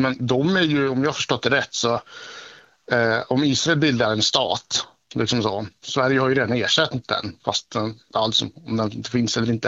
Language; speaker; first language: Swedish; native; Swedish